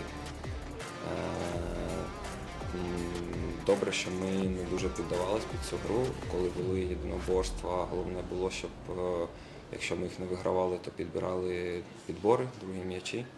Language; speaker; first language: Ukrainian; native; Ukrainian